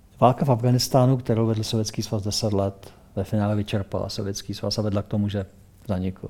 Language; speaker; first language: Czech; native; Czech